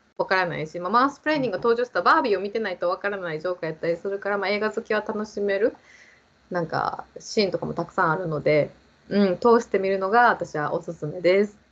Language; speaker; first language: Japanese; native; Japanese